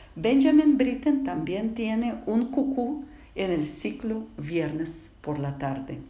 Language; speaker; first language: Spanish; non-native, fluent; Russian